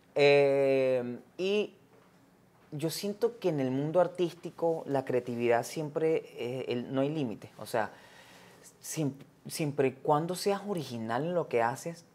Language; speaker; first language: Spanish; native; Spanish